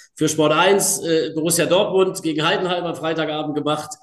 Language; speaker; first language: German; native; German